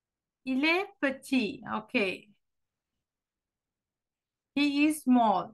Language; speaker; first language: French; non-native, fluent; Sinhala